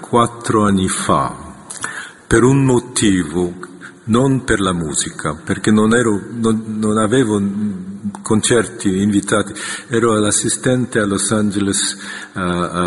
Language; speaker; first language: Italian; non-native, fluent; Korean